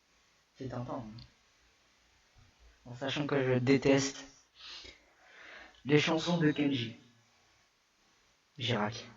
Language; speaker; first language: French; native; French